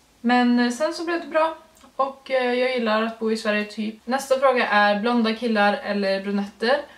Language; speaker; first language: Swedish; early bilingual, other home language; Norwegian